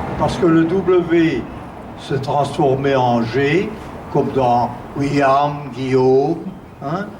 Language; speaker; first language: French; native; French